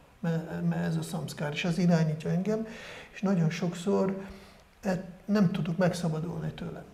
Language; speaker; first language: Hungarian; non-native, fluent; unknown